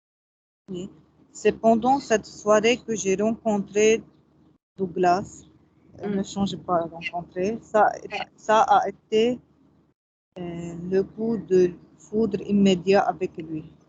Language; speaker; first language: French; non-native, learner; Arabic